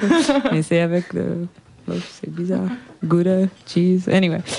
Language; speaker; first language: French; non-native, learner; English